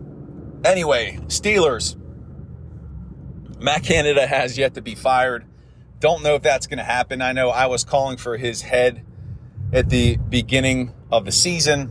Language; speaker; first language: English; native; English